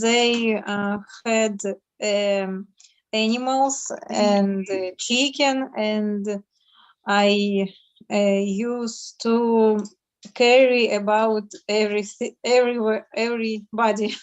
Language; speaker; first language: English; non-native, learner; Russian